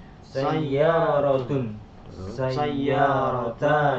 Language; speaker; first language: Arabic; non-native, learner; Indonesian